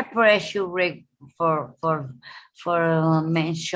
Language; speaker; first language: English; non-native, learner; Spanish